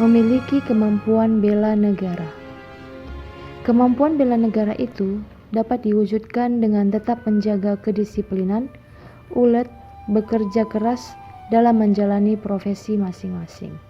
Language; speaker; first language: Indonesian; native; Indonesian